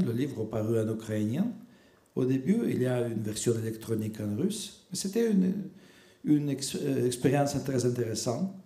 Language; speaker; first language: French; non-native, fluent; Russian